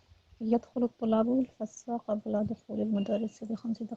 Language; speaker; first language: Arabic; non-native, learner; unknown